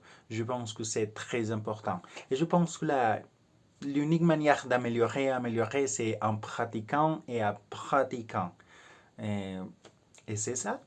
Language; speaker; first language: French; non-native, learner; Spanish